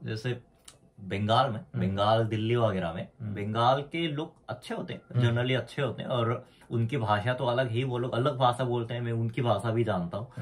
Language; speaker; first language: Hindi; non-native, fluent; Korean